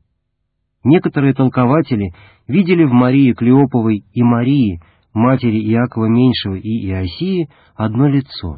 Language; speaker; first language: Russian; native; Russian